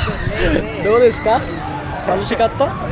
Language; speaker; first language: Japanese; non-native, learner; Sinhala